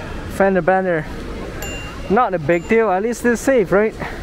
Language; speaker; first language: English; non-native, fluent; Chinese